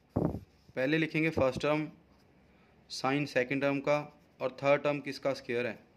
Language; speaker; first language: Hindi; non-native, local second language; Punjabi